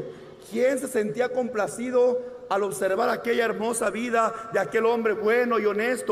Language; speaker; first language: Spanish; native; Spanish